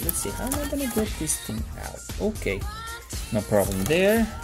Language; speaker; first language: English; non-native, fluent; Spanish